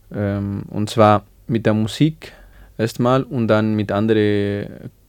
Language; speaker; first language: German; non-native, learner; Spanish